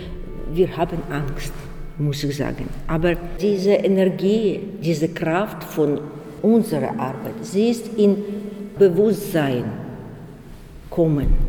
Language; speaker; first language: German; non-native, learner; Ukrainian